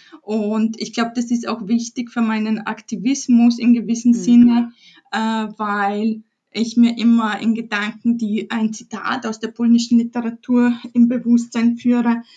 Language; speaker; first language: German; early bilingual, other home language; Polish